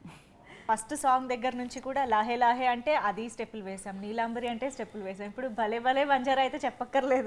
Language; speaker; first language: Telugu; native; Telugu